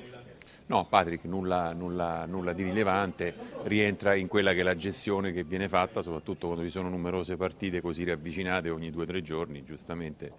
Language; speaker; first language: Italian; native; Italian